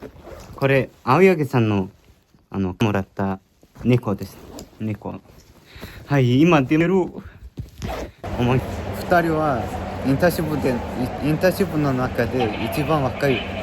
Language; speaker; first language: Japanese; non-native, learner; Mongolian